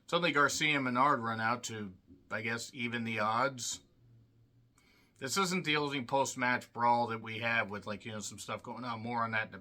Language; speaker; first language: English; native; English